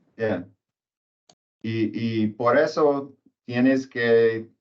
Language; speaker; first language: Spanish; non-native, learner; English